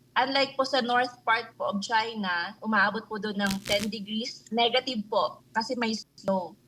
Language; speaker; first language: Filipino; native; Filipino